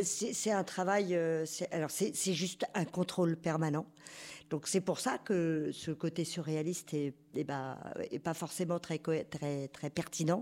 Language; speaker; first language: French; native; French